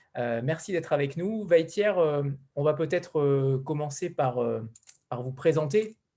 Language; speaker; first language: French; native; French